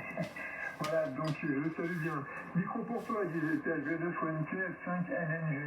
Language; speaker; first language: French; native; French